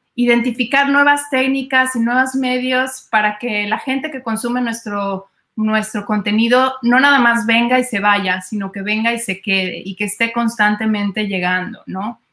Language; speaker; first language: Spanish; native; Spanish